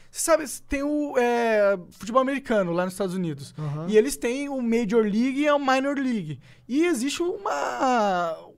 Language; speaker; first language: Portuguese; native; Portuguese